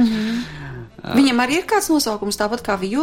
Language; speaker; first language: Latvian; native; Latvian